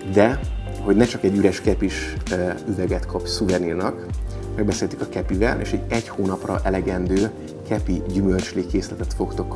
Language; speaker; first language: Hungarian; native; Hungarian